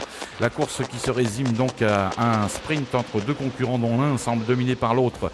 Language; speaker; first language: French; native; French